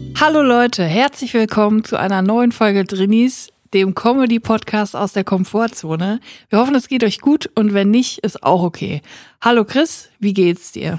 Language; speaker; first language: German; native; German